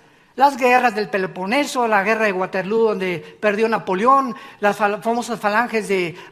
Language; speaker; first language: Spanish; native; Spanish